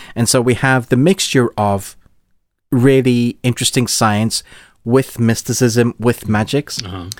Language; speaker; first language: English; native; English